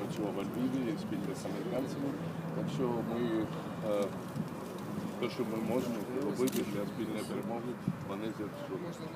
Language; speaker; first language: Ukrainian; non-native, learner; Georgian